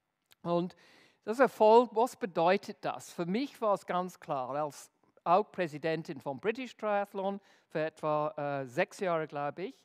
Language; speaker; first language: German; non-native, fluent; English